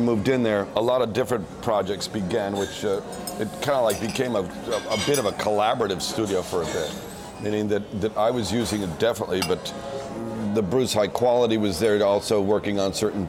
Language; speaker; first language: English; non-native, fluent; Spanish